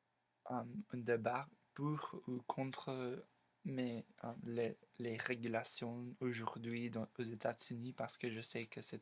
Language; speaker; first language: French; non-native, learner; English